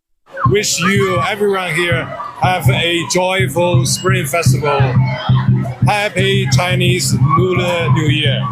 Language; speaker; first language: English; non-native, learner; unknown